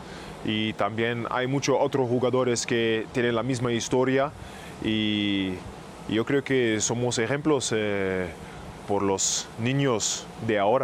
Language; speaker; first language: Spanish; non-native, learner; German